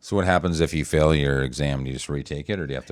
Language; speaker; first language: English; native; English